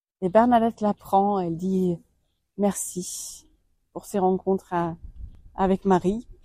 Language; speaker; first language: French; non-native, fluent; German